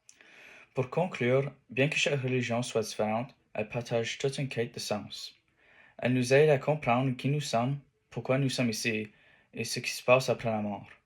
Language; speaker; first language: French; native; French